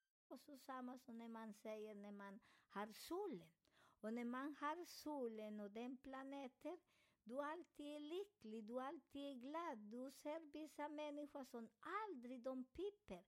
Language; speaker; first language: Swedish; non-native, fluent; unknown